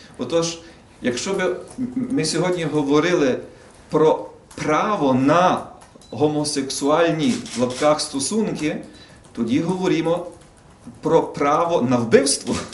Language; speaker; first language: Ukrainian; native; Ukrainian